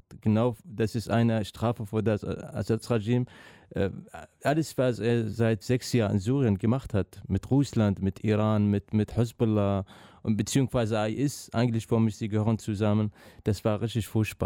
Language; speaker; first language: German; non-native, learner; Arabic